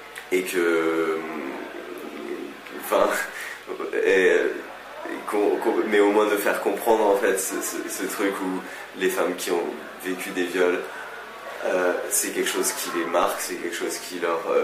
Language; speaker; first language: French; native; French